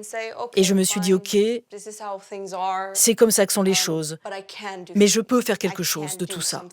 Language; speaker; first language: French; non-native, fluent; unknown